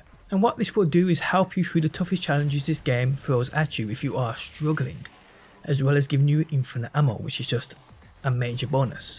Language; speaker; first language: English; native; English